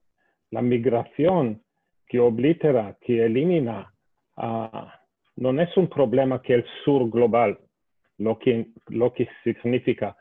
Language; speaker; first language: Spanish; non-native, fluent; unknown